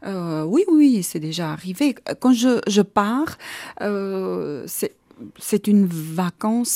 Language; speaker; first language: French; non-native, fluent; Armenian